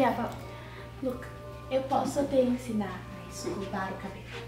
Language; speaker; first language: Portuguese; native; Portuguese